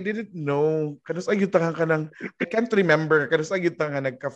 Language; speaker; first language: English; non-native, local second language; Cebuano